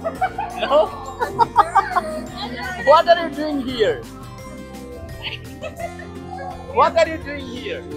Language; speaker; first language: English; non-native, learner; Bangla